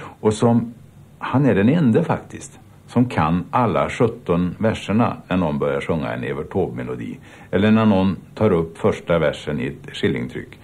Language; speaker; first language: Swedish; native; Swedish